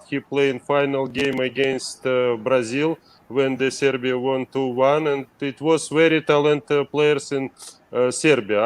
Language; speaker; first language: English; non-native, learner; Russian